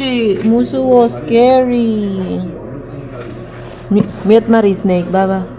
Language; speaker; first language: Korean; non-native, learner; Filipino